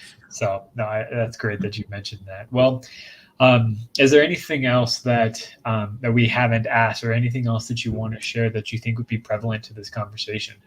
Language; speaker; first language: English; native; English